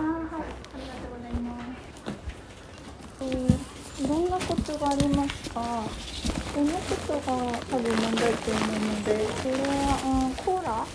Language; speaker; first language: Japanese; non-native, learner; Korean